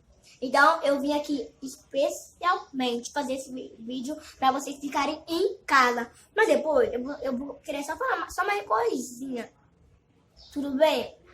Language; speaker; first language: Portuguese; early bilingual, other home language; Haitian Creole